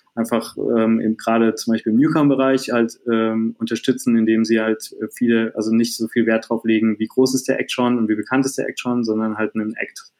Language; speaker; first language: German; native; German